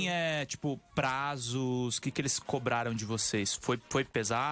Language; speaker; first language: Portuguese; native; Portuguese